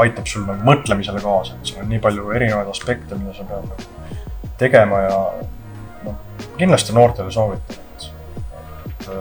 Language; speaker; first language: Estonian; native; Estonian